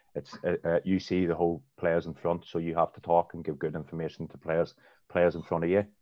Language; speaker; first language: English; native; English